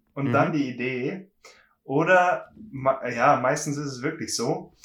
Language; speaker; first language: German; native; German